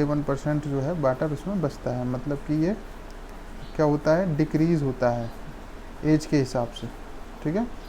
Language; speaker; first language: Hindi; native; Hindi